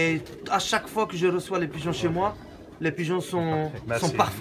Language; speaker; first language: French; native; French